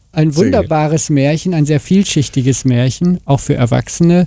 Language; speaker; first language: German; native; German